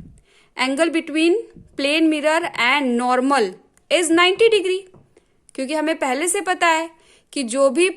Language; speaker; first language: Hindi; native; Hindi